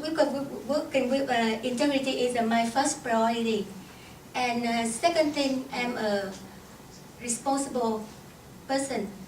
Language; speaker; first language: English; non-native, learner; Vietnamese